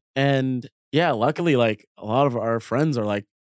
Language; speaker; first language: English; early bilingual, other home language; Arabic